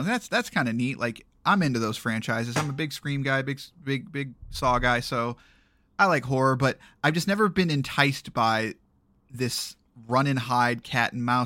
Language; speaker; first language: English; native; English